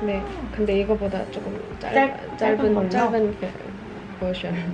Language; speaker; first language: Korean; non-native, fluent; Indonesian